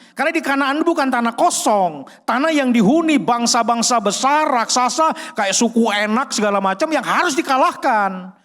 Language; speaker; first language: Indonesian; native; Indonesian